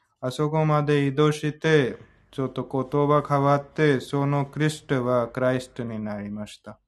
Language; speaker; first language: Japanese; non-native, fluent; Hindi